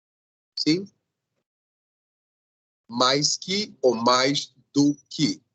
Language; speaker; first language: Portuguese; non-native, fluent; Spanish